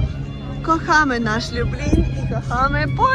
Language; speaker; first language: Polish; non-native, learner; Russian